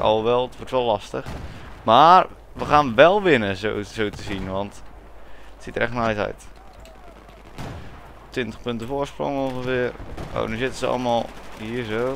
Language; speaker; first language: Dutch; native; Dutch